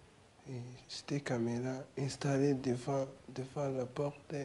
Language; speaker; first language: French; non-native, learner; Kinyarwanda